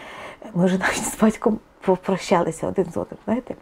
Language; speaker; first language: Ukrainian; non-native, local second language; Russian